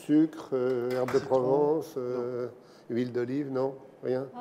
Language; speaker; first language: French; native; French